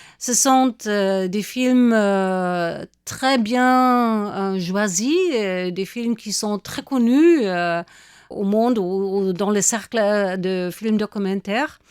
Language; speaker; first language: French; non-native, fluent; German